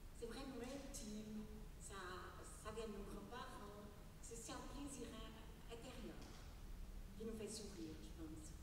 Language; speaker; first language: French; native; French